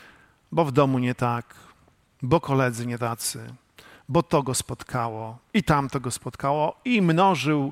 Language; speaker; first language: Polish; native; Polish